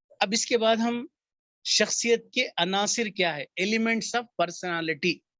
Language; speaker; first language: Urdu; native; Urdu